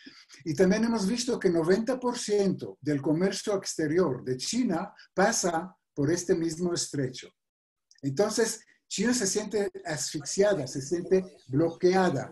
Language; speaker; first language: Spanish; non-native, fluent; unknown